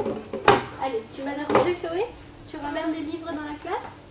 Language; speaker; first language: French; native; French